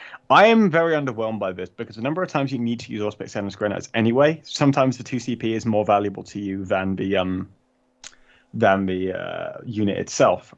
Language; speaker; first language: English; native; English